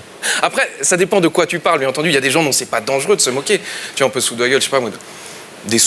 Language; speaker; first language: French; native; French